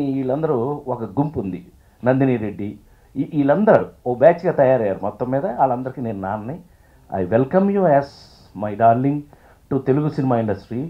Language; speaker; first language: Telugu; native; Telugu